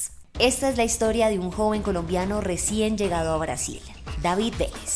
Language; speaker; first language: Spanish; native; Spanish